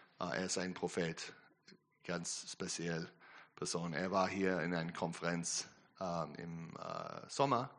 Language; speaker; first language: German; non-native, learner; English